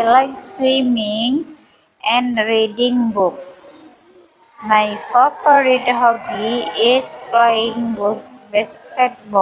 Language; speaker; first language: English; non-native, learner; Indonesian